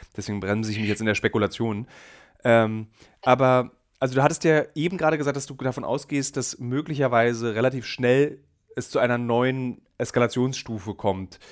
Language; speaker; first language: German; native; German